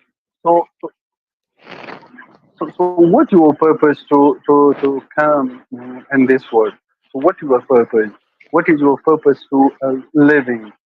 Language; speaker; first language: English; non-native, learner; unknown